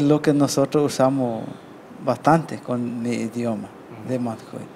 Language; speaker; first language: Spanish; non-native, learner; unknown